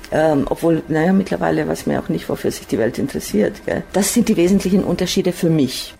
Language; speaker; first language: German; native; German